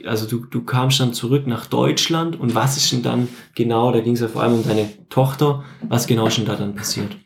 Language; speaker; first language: German; native; German